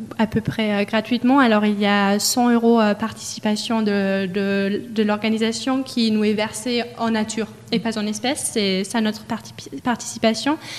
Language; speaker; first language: French; non-native, fluent; German